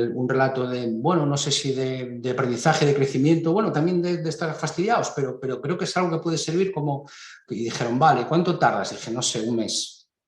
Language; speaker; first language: Spanish; native; Spanish